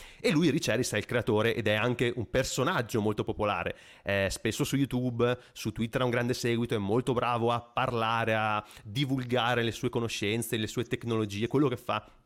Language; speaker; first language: Italian; native; Italian